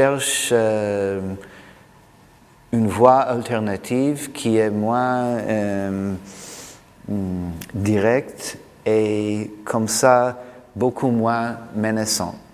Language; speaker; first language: French; non-native, fluent; English